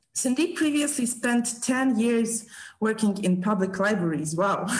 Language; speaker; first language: English; non-native, fluent; Ukrainian